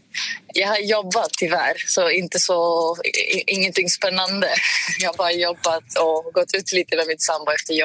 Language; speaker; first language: Swedish; non-native, fluent; Greek